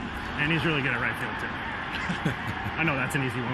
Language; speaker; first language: English; native; English